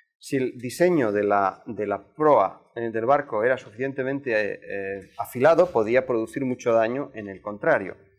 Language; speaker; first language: Spanish; native; Spanish